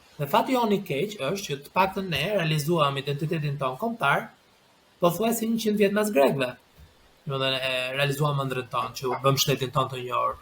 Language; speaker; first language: Albanian; native; Albanian